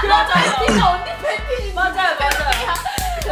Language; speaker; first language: Korean; native; Korean